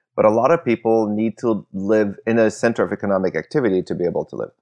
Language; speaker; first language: English; early bilingual, other home language; German